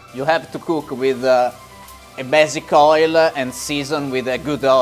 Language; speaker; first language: English; non-native, learner; Italian